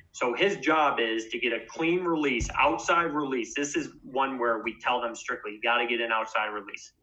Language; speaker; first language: English; native; English